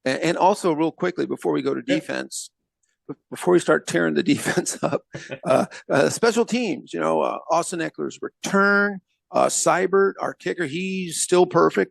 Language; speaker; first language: English; native; English